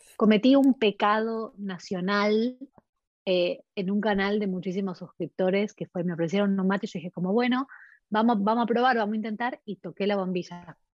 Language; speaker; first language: Spanish; native; Spanish